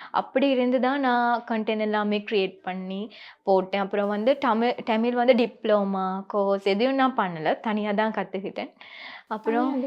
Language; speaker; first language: Tamil; non-native, local second language; Sinhala